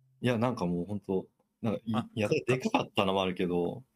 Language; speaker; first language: Japanese; native; Japanese